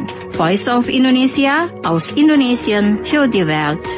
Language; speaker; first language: German; non-native, fluent; Indonesian